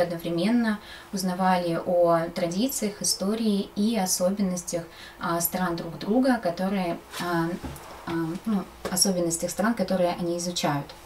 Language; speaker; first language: Russian; native; Russian